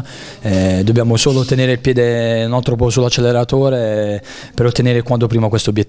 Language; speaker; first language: Italian; native; Italian